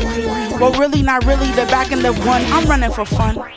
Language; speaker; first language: English; native; English